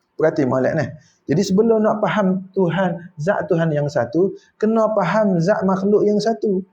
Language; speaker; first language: Malay; native; Malay